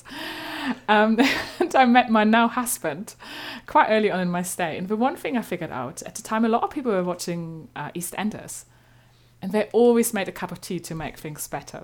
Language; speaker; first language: English; non-native, fluent; German